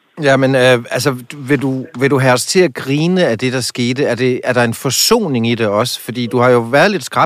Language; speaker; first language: Danish; native; Danish